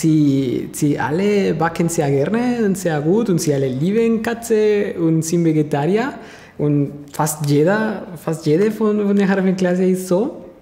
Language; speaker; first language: German; non-native, fluent; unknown